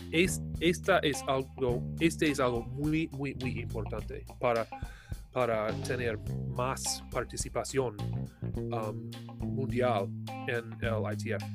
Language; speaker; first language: Spanish; non-native, learner; English